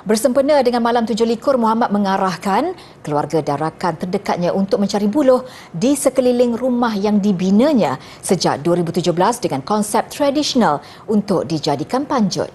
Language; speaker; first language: Malay; native; Malay